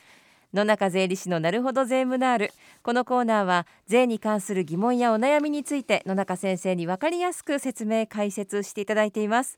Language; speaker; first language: Japanese; native; Japanese